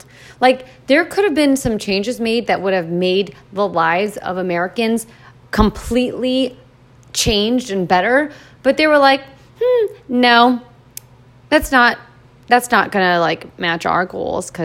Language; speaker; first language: English; native; English